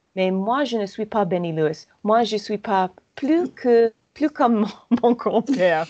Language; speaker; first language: French; non-native, learner; English